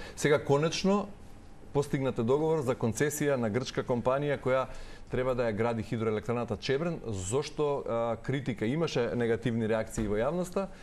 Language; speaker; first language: Macedonian; native; Macedonian